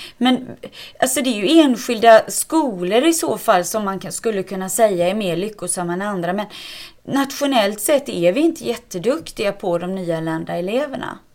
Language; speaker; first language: Swedish; native; Swedish